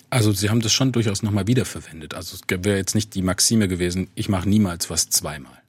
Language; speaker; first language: German; native; German